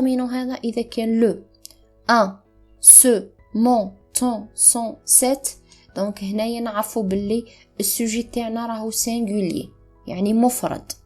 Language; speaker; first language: Arabic; native; Arabic